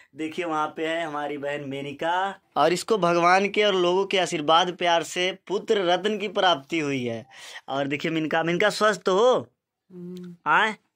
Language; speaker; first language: Hindi; native; Hindi